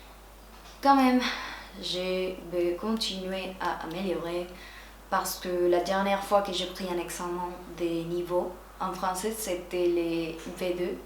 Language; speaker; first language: French; non-native, fluent; Spanish